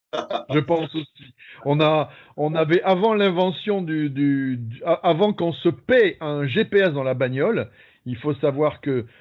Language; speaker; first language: French; native; French